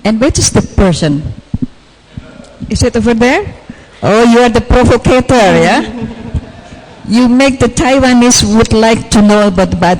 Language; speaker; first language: English; non-native, fluent; Indonesian